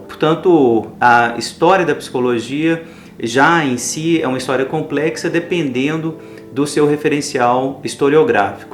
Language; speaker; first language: Portuguese; native; Portuguese